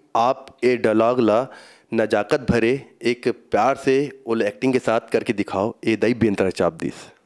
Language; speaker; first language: Hindi; native; Hindi